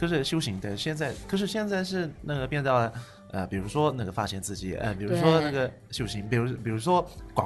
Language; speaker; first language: Chinese; non-native, fluent; Japanese